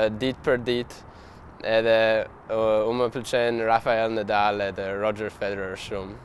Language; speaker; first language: Albanian; early bilingual, heritage; Albanian